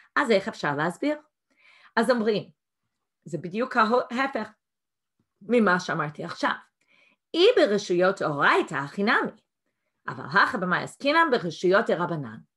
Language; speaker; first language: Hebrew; non-native, fluent; English